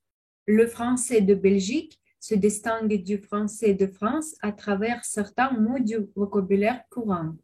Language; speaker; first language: French; non-native, fluent; Russian